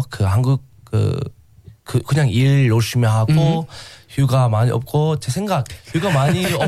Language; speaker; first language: Korean; non-native, learner; English